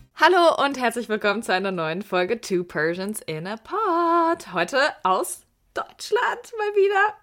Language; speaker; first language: German; early bilingual, other home language; Persian